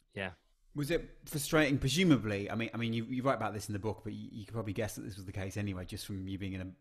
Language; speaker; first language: English; native; English